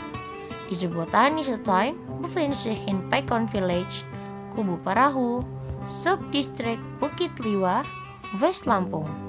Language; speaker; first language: Dutch; non-native, fluent; Indonesian